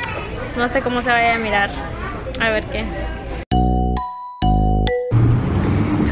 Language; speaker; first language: Spanish; native; Spanish